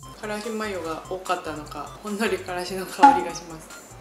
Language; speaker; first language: Japanese; native; Japanese